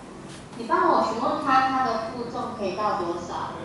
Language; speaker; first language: Chinese; native; Chinese